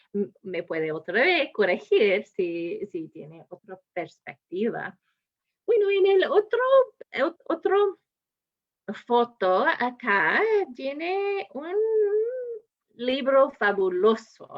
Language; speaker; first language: Spanish; non-native, fluent; English